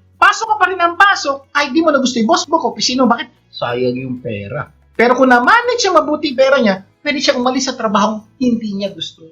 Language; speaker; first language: Filipino; native; Filipino